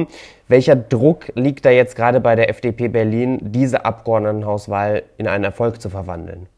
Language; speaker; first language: German; native; German